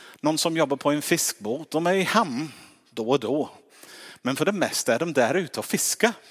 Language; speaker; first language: Swedish; non-native, fluent; English